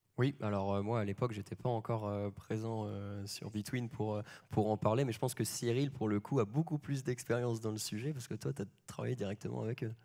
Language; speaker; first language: French; native; French